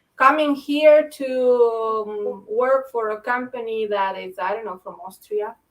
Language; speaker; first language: English; non-native, fluent; Romanian